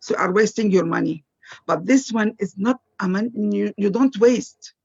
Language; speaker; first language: English; non-native, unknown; Arabic